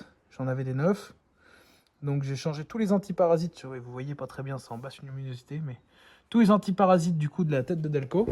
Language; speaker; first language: French; native; French